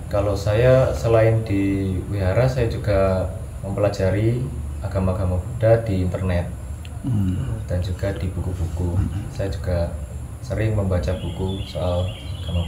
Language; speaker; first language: Indonesian; non-native, local second language; Javanese